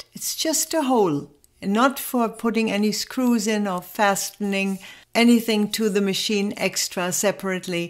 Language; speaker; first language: English; non-native, fluent; German